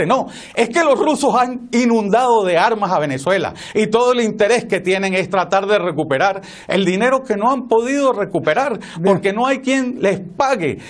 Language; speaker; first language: Spanish; native; Spanish